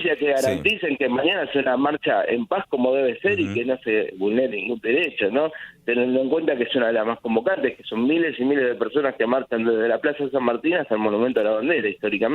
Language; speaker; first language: Spanish; native; Spanish